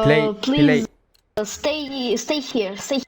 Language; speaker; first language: English; non-native, learner; Russian